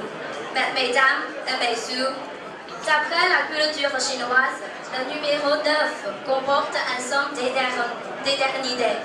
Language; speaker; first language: French; non-native, learner; Chinese